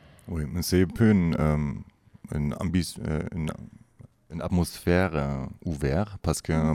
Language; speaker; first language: French; non-native, fluent; German